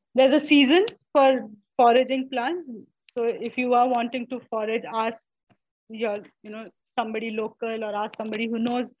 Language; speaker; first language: English; non-native, local second language; Malayalam